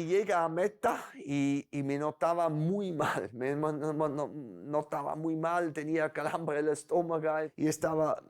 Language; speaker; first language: Spanish; non-native, fluent; German